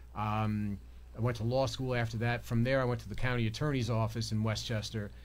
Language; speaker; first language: English; native; English